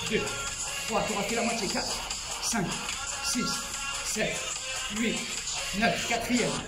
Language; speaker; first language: French; native; French